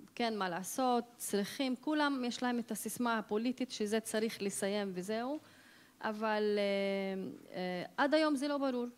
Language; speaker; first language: Hebrew; non-native, local second language; Arabic